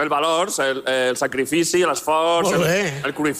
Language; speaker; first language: Catalan; non-native, local second language; Spanish